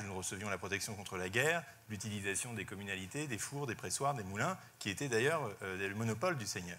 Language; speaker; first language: French; native; French